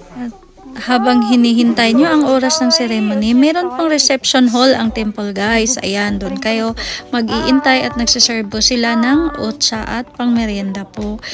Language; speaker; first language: Filipino; native; Filipino